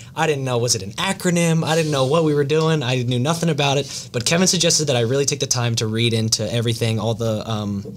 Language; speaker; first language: English; native; English